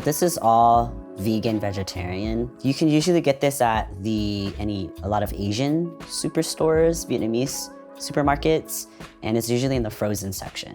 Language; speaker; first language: English; early bilingual, other home language; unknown